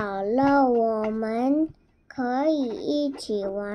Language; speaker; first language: Chinese; non-native, learner; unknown